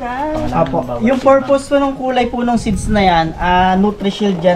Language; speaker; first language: Filipino; native; Filipino